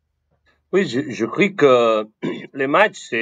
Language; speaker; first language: French; non-native, fluent; Spanish